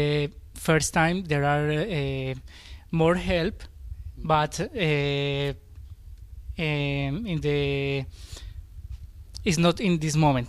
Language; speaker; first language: English; non-native, learner; Spanish